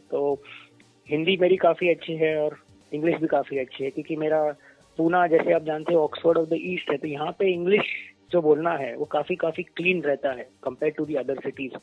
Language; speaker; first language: Hindi; non-native, local second language; Malayalam